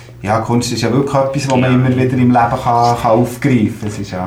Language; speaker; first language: German; native; German